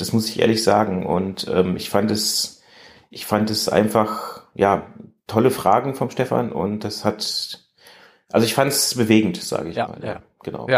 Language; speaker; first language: German; native; German